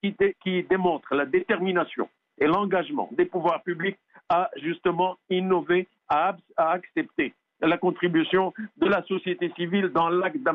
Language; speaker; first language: French; non-native, local second language; Arabic